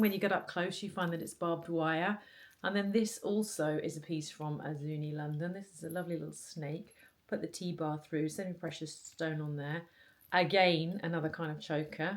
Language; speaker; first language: English; native; English